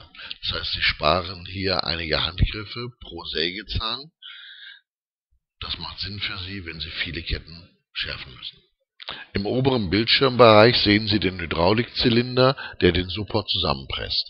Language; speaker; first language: German; native; German